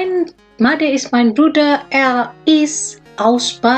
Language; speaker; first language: German; non-native, learner; Indonesian